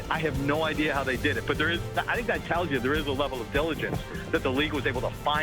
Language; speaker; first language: English; native; English